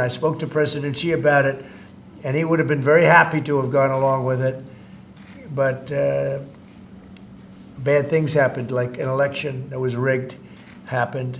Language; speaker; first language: English; native; English